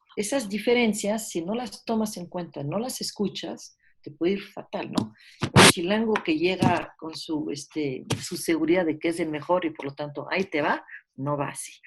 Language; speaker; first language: Spanish; early bilingual, heritage; French